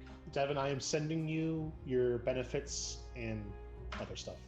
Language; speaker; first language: English; native; English